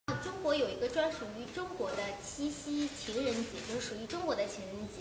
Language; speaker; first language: Chinese; native; Chinese